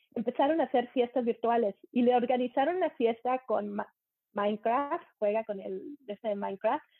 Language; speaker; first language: Spanish; native; Spanish